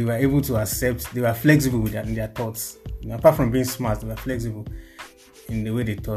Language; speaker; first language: English; non-native, local second language; Igbo